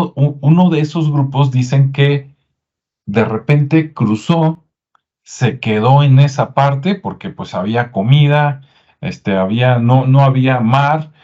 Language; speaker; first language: Spanish; native; Spanish